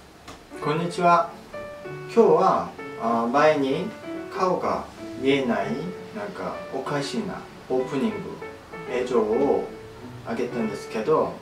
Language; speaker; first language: Japanese; non-native, fluent; Korean